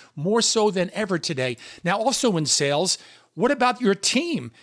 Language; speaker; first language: English; native; English